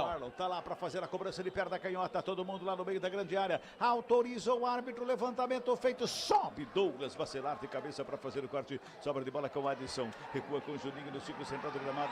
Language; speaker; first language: Portuguese; native; Portuguese